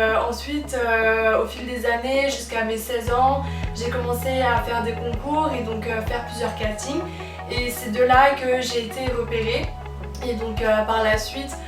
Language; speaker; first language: French; native; French